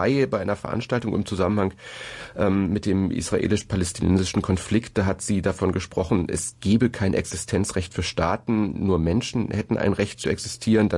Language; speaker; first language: German; native; German